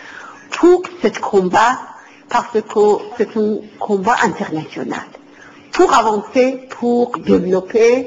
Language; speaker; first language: French; non-native, fluent; Persian